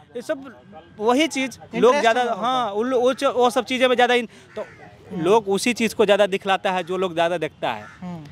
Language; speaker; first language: Hindi; native; Hindi